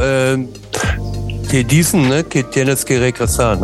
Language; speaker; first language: Spanish; non-native, learner; German